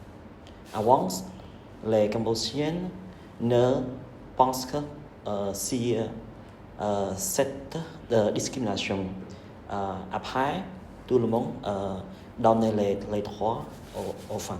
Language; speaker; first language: French; non-native, learner; Khmer